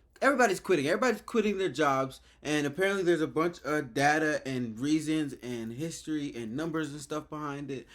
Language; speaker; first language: English; native; English